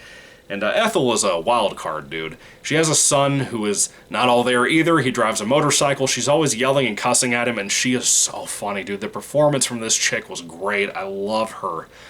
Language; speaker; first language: English; native; English